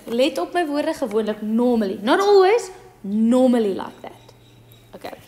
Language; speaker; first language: English; non-native, local second language; Afrikaans